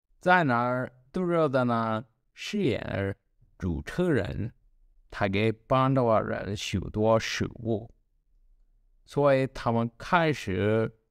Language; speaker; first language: Chinese; non-native, learner; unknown